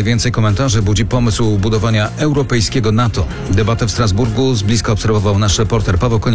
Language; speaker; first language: Polish; native; Polish